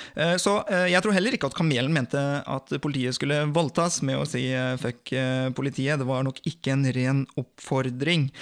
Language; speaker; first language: Norwegian; native; Norwegian